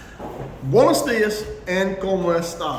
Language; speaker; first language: Spanish; non-native, learner; English